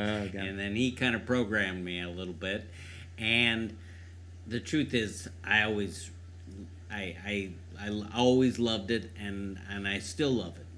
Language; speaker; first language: English; native; English